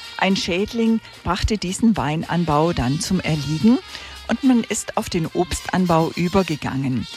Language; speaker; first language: German; native; German